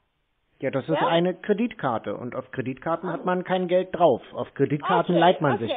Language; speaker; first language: German; native; German